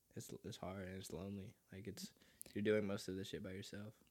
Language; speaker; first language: English; early bilingual, other home language; Filipino